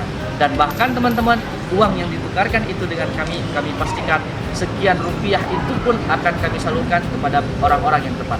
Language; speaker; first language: Indonesian; native; Indonesian